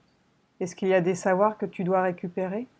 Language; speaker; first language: French; native; French